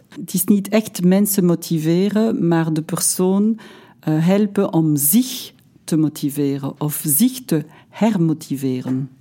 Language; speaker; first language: Dutch; non-native, local second language; French